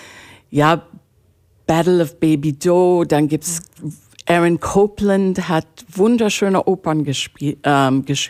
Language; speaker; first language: German; non-native, fluent; English